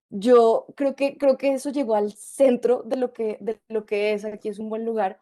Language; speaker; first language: Spanish; native; Spanish